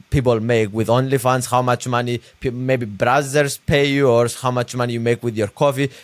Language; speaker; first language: English; non-native, fluent; Greek